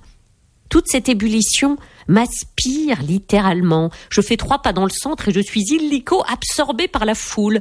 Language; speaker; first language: French; native; French